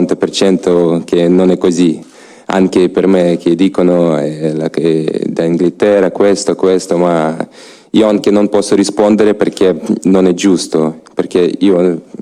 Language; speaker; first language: Italian; non-native, learner; Ukrainian